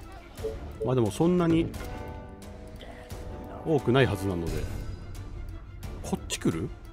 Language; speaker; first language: Japanese; native; Japanese